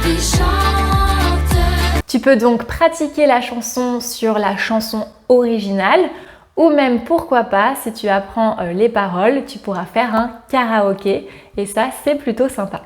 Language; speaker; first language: French; native; French